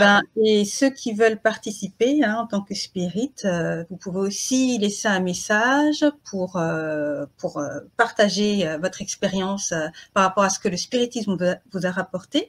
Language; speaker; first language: French; native; French